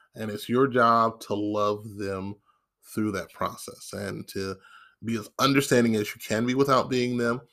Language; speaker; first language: English; native; English